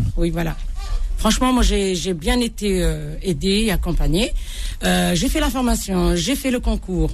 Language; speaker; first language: French; non-native, local second language; Arabic